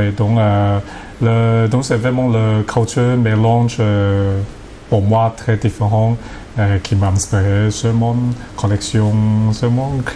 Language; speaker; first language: French; non-native, learner; Cantonese